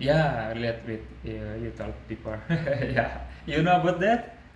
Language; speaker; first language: English; non-native, learner; Indonesian